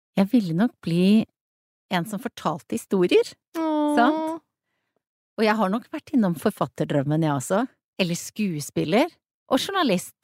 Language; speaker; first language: Norwegian; native; Norwegian